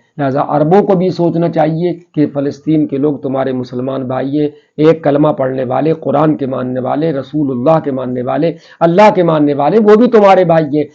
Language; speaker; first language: Urdu; native; Urdu